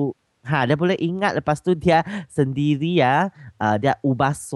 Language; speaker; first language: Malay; non-native, local second language; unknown